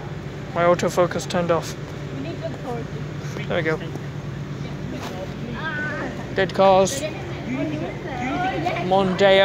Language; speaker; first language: English; native; English